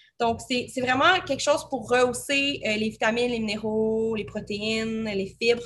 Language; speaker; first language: French; native; French